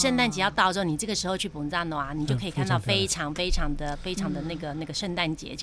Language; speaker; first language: Chinese; native; Chinese